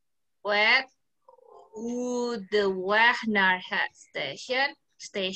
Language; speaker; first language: Dutch; non-native, learner; Indonesian